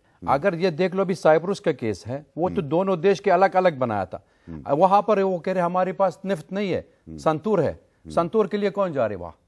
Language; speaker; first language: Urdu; non-native, learner; Arabic